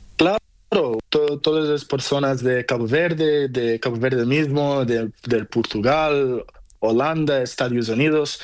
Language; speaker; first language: Spanish; non-native, learner; Portuguese